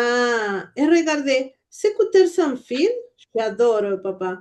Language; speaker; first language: French; non-native, learner; Spanish